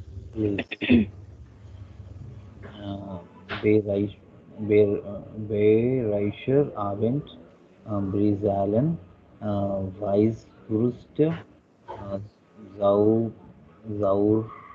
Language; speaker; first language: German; non-native, learner; Hindi